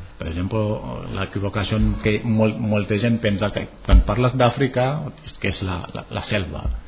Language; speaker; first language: Catalan; non-native, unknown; Wolof